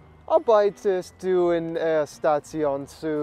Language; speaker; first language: German; non-native, learner; English